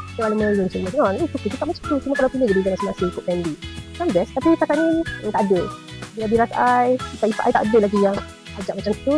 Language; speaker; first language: Malay; native; Malay